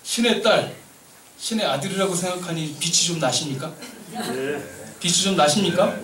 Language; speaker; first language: Korean; native; Korean